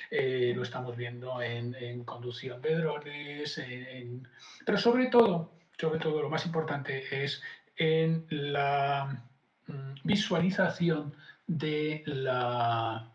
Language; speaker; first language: Spanish; native; Spanish